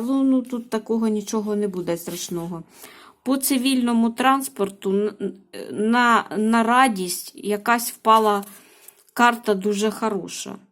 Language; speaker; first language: Ukrainian; native; Ukrainian